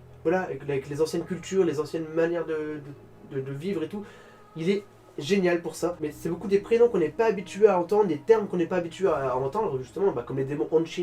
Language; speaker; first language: French; native; French